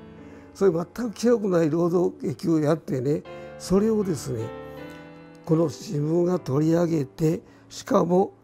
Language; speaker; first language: Japanese; native; Japanese